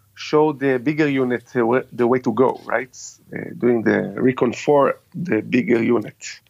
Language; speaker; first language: English; non-native, fluent; Hebrew